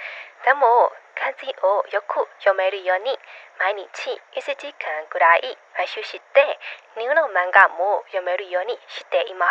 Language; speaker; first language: Japanese; non-native, learner; Burmese